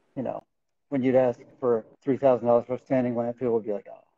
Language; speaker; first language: English; native; English